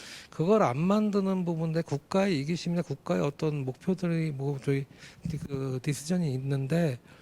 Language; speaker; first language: Korean; native; Korean